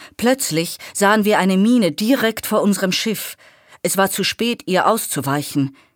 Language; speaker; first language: German; native; German